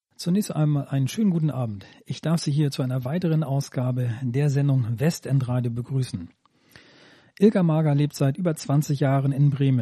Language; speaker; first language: German; native; German